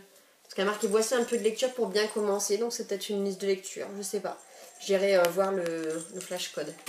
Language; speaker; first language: French; native; French